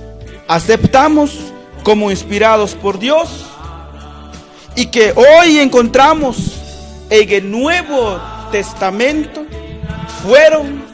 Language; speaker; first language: Spanish; non-native, local second language; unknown